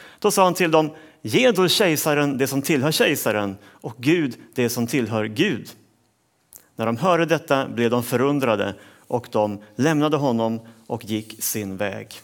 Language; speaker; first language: Swedish; native; Swedish